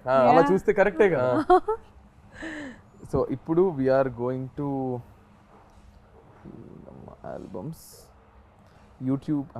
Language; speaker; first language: Telugu; native; Telugu